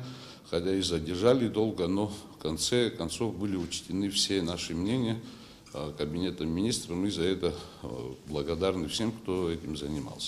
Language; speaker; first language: Russian; non-native, local second language; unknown